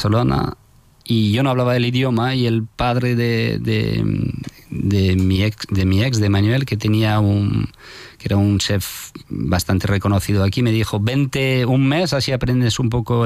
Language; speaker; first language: Spanish; non-native, fluent; French